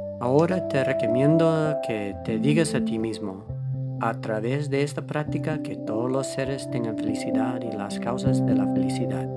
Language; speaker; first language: Spanish; non-native, fluent; English